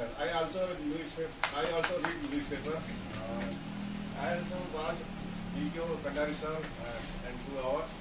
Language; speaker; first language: English; non-native, learner; Hindi